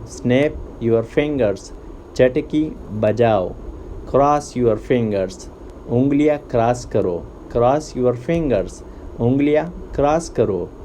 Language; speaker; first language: Urdu; native; Urdu